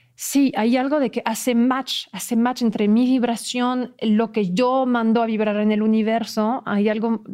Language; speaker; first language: Spanish; non-native, fluent; French